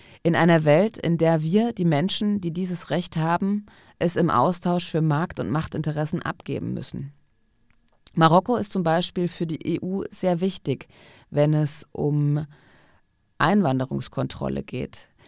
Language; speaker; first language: German; non-native, fluent; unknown